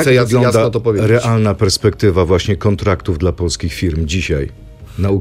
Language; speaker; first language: Polish; native; Polish